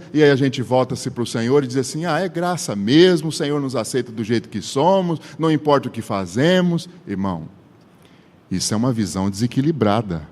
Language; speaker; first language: Portuguese; native; Portuguese